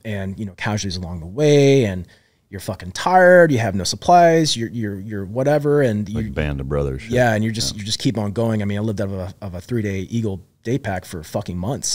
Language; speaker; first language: English; native; English